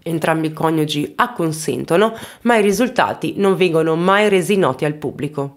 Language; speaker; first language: Italian; native; Italian